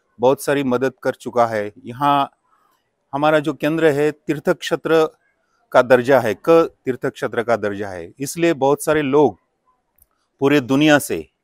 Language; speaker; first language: Hindi; non-native, local second language; Marathi